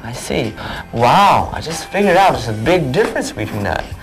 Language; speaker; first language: English; non-native, fluent; Chinese